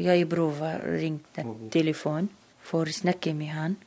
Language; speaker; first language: Norwegian; non-native, learner; Arabic